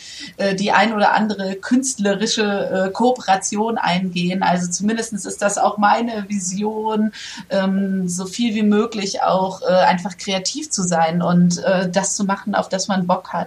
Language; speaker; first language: German; native; German